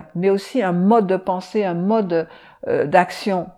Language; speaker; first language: French; native; French